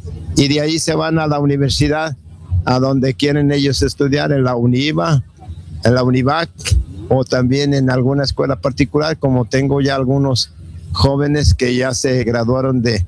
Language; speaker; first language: Spanish; native; Spanish